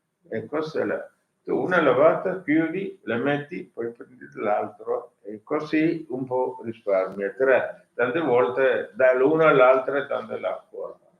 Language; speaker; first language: Italian; non-native, learner; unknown